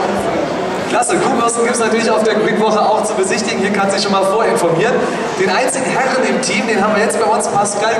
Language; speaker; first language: German; native; German